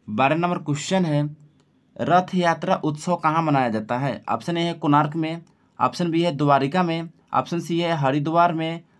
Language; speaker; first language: Hindi; native; Hindi